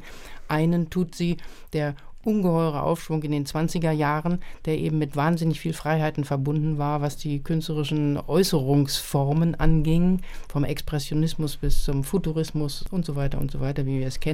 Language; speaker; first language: German; native; German